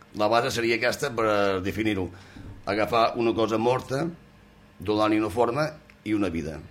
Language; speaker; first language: Catalan; native; Catalan